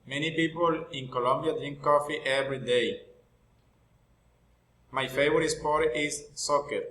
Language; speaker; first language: English; non-native, learner; Spanish